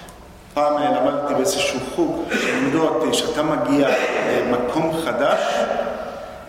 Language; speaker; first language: Hebrew; non-native, fluent; Spanish